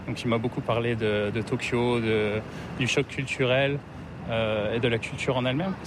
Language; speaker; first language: French; native; French